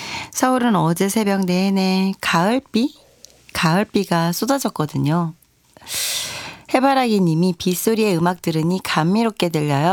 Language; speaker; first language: Korean; native; Korean